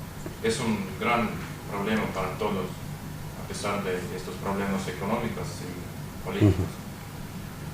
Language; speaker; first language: Spanish; non-native, fluent; Russian